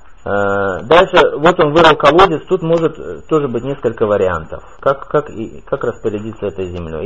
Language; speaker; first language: Russian; native; Russian